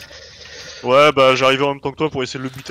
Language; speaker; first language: French; native; French